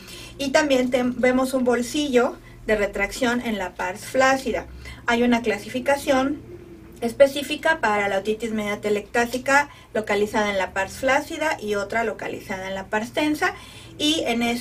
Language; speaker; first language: Spanish; native; Spanish